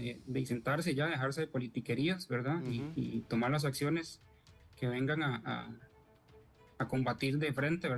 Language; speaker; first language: Spanish; native; Spanish